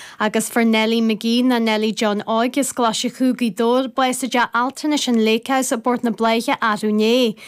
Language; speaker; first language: Irish; native; Irish